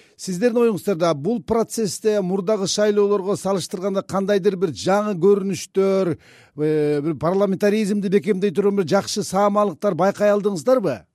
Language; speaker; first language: Kyrgyz; native; Kyrgyz